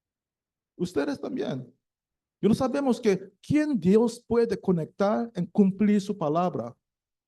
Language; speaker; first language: Spanish; non-native, learner; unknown